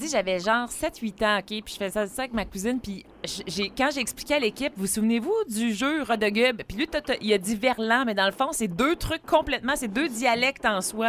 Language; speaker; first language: French; native; French